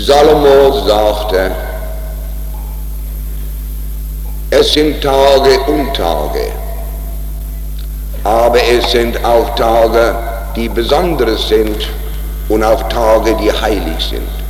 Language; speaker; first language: German; non-native, fluent; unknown